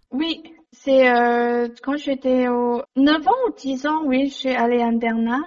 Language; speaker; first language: French; non-native, learner; Chinese